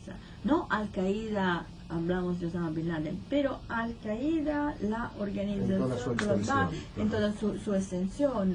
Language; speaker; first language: Spanish; non-native, fluent; Italian